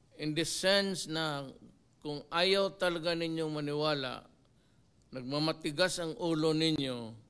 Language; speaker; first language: Filipino; non-native, local second language; Cebuano